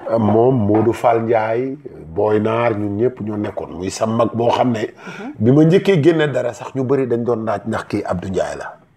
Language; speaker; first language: Wolof; native; Wolof